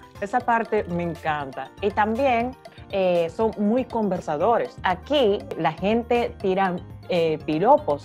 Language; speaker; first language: Spanish; non-native, fluent; Japanese